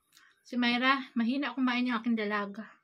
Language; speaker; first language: Filipino; non-native, local second language; Cebuano